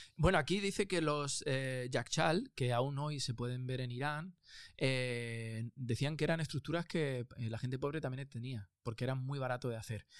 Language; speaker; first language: Spanish; native; Spanish